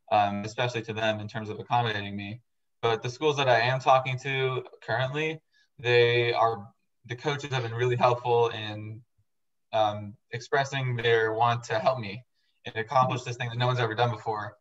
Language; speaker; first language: English; native; English